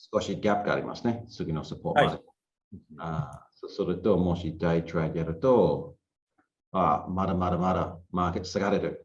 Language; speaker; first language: Japanese; non-native, learner; English